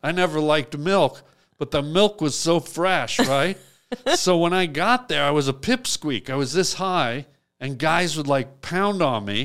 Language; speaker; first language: English; native; English